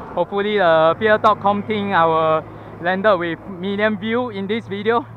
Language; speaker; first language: English; non-native, local second language; Chinese